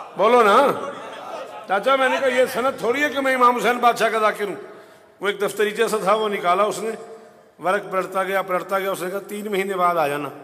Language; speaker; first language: Urdu; non-native, local second language; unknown